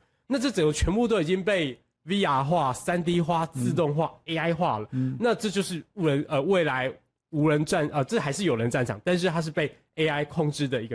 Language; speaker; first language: Chinese; native; Chinese